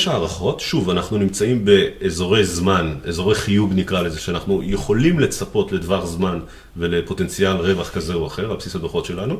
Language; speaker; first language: Hebrew; native; Hebrew